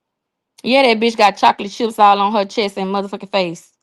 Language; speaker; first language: English; native; English